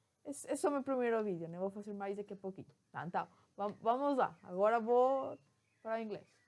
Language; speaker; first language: Portuguese; non-native, fluent; Spanish